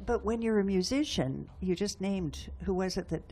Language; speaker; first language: English; native; English